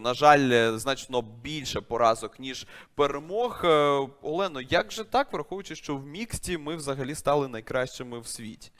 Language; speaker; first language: Ukrainian; native; Ukrainian